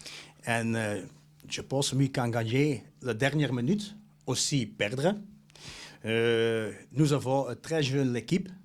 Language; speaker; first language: French; non-native, local second language; Dutch